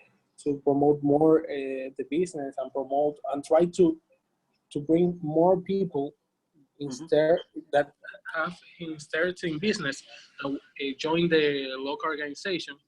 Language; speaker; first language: English; non-native, learner; Spanish